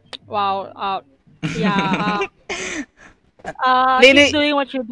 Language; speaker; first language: English; non-native, local second language; Filipino